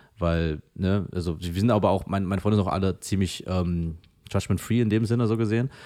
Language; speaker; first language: German; early bilingual, other home language; Filipino